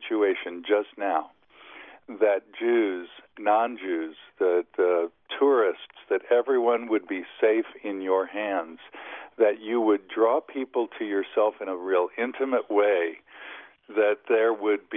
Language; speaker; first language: English; native; English